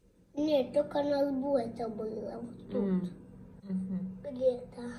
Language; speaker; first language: Russian; early bilingual, heritage; Russian